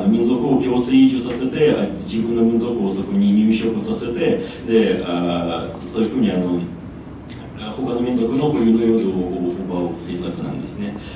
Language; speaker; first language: Japanese; non-native, fluent; Ukrainian